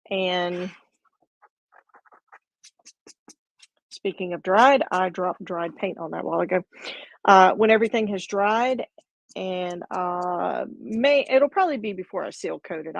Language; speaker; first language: English; native; English